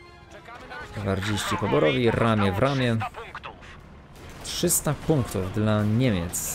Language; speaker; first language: Polish; native; Polish